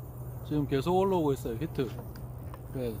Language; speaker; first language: Korean; native; Korean